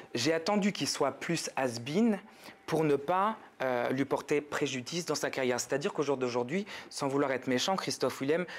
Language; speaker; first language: French; native; French